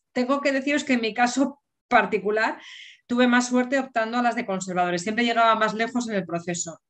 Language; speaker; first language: Spanish; native; Spanish